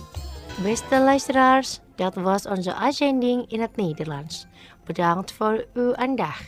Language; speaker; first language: Dutch; non-native, fluent; Indonesian